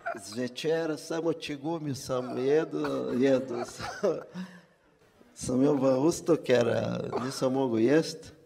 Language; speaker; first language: Slovenian; non-native, fluent; Portuguese